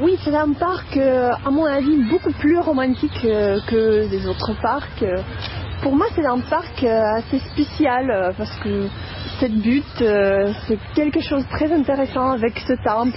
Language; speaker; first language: French; non-native, fluent; Russian